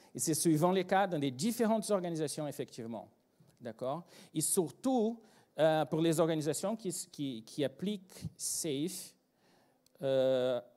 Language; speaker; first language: French; non-native, fluent; Portuguese